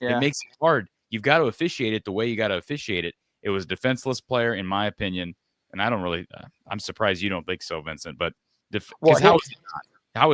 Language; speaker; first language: English; native; English